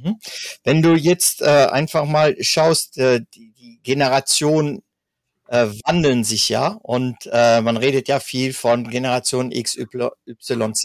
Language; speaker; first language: German; native; German